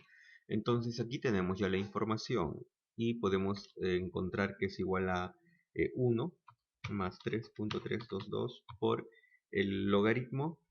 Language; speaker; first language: Spanish; native; Spanish